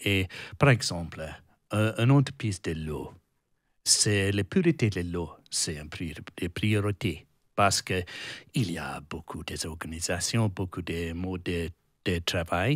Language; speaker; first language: French; non-native, learner; English